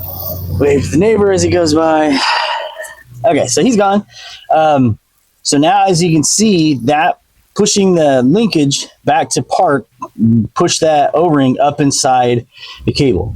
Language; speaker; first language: English; native; English